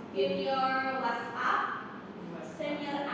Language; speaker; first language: English; non-native, learner; Indonesian